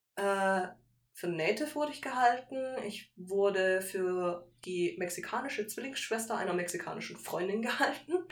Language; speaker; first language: German; native; German